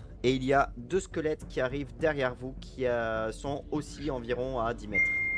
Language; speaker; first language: French; native; French